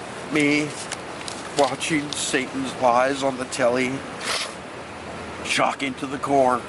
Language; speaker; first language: English; native; English